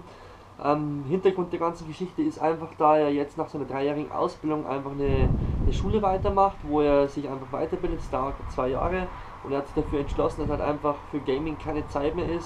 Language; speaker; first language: German; native; German